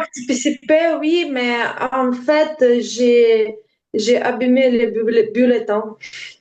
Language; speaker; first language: French; non-native, learner; Ukrainian